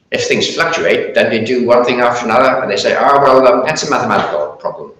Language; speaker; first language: English; native; English